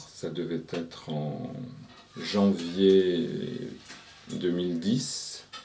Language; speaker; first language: French; native; French